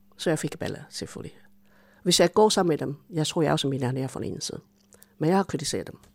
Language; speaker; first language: Danish; non-native, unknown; Chinese